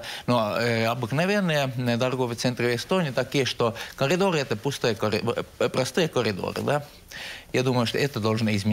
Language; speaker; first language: Russian; non-native, local second language; Estonian